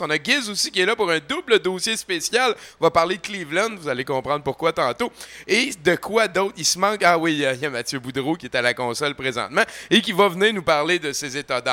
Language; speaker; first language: French; native; French